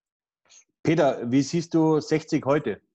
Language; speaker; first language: German; native; German